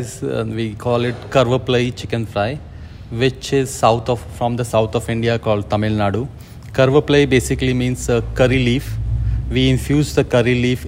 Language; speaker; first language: English; non-native, local second language; Hindi